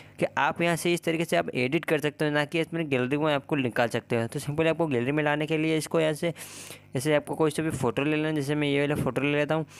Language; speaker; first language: Hindi; native; Hindi